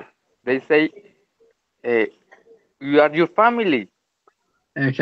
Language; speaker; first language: English; non-native, learner; Spanish